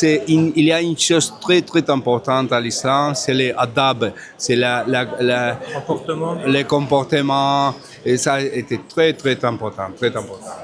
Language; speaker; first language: French; non-native, fluent; Spanish